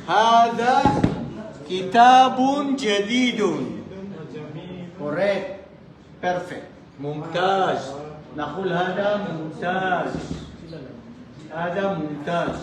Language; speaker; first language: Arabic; non-native, fluent; Filipino